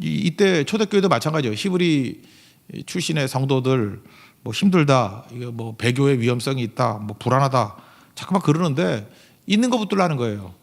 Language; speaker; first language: Korean; native; Korean